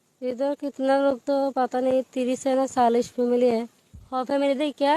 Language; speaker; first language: Hindi; non-native, local second language; Bangla